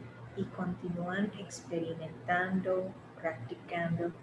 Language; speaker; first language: Spanish; early bilingual, heritage; English